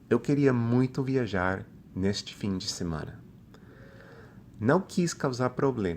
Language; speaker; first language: Portuguese; non-native, fluent; English